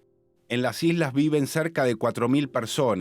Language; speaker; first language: Spanish; native; Spanish